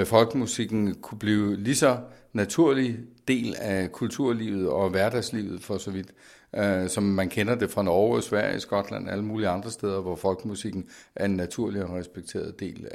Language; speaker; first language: Danish; native; Danish